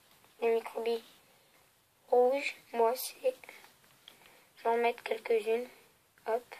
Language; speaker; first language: French; native; French